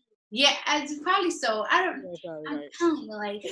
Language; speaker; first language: English; native; English